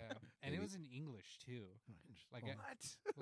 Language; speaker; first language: English; early bilingual, other home language; Spanish